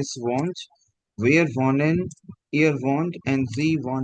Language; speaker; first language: German; non-native, fluent; Hindi